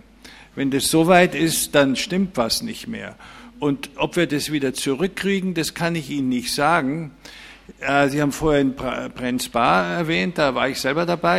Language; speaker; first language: German; native; German